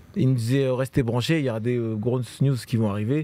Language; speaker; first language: French; native; French